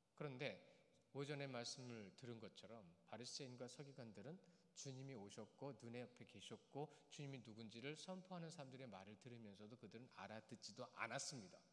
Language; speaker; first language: Korean; native; Korean